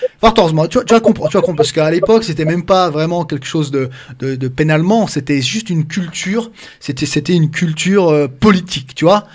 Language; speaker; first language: French; early bilingual, other home language; Arabic